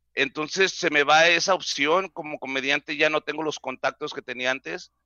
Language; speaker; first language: Spanish; native; Spanish